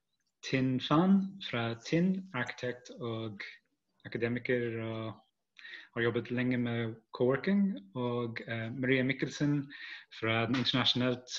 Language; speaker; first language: Norwegian; non-native, fluent; English